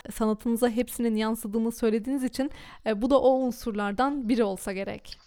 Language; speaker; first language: Turkish; early bilingual, heritage; Turkish